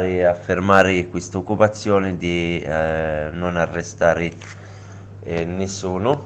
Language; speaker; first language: Italian; non-native, learner; Arabic